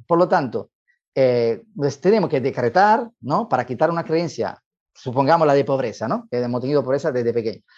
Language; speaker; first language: Spanish; non-native, fluent; Italian